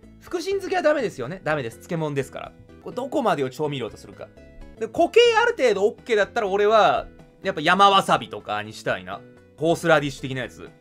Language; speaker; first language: Japanese; native; Japanese